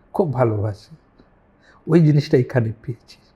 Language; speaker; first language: Bangla; non-native, local second language; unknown